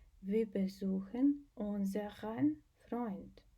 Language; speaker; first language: German; non-native, fluent; Ukrainian